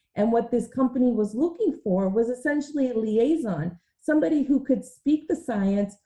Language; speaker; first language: English; early bilingual, other home language; Hindi